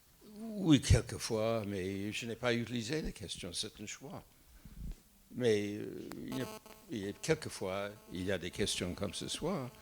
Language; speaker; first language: French; non-native, fluent; English